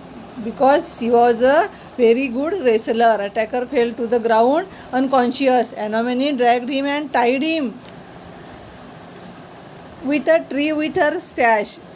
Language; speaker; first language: English; non-native, local second language; Marathi